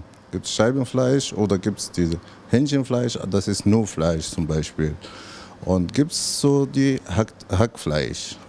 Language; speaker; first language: German; non-native, learner; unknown